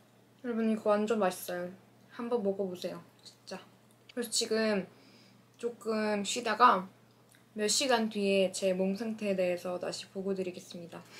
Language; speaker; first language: Korean; non-native, fluent; Russian